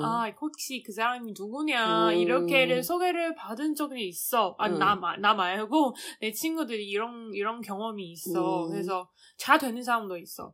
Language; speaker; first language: Korean; non-native, learner; Chinese